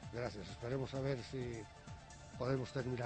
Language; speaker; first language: Spanish; native; Spanish